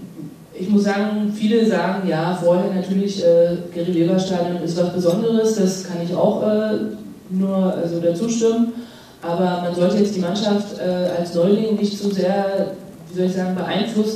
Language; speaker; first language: German; native; German